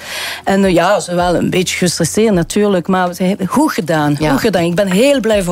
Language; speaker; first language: Dutch; non-native, local second language; French